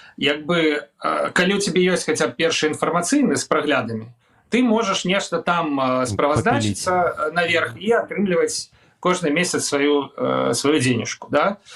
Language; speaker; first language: Belarusian; non-native, local second language; Russian